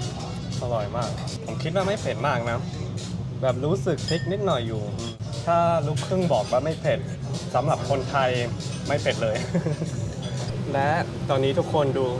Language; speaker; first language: Thai; non-native, fluent; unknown